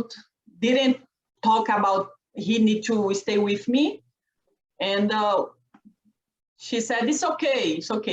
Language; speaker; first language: English; non-native, learner; Portuguese